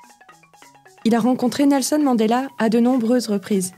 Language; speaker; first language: French; native; French